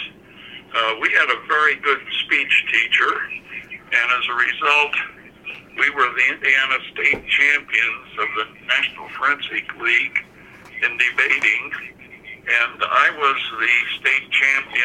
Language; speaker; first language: English; native; English